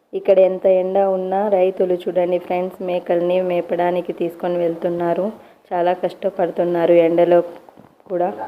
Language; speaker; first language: Telugu; non-native, local second language; Urdu